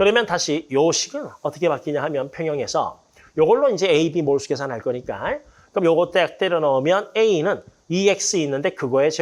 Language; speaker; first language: Korean; native; Korean